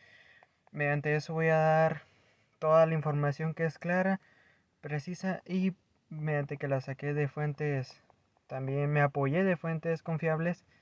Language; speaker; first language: Spanish; native; Spanish